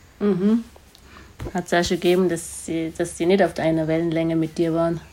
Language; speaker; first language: German; native; German